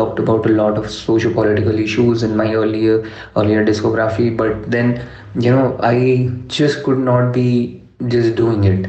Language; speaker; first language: English; non-native, local second language; Urdu